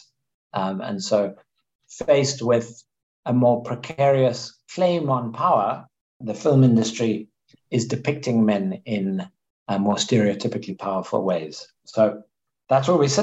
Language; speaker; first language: English; native; English